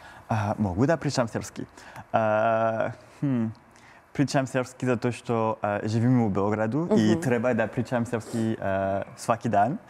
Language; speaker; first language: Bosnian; non-native, learner; French